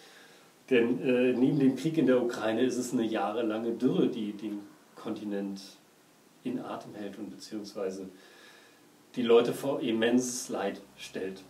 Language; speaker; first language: German; native; German